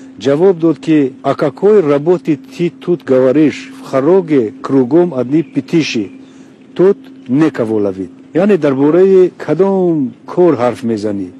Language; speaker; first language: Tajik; non-native, local second language; Shughni